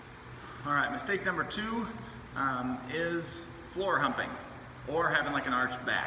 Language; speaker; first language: English; native; English